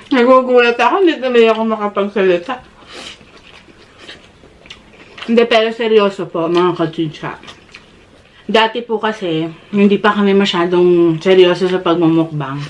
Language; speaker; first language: Filipino; native; Filipino